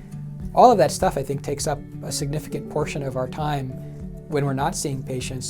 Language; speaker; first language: English; native; English